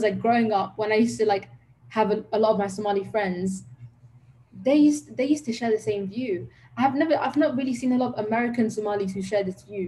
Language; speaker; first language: English; native; English